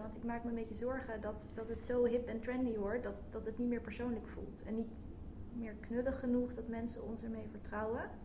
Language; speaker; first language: Dutch; native; Dutch